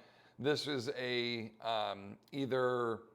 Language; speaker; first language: English; native; English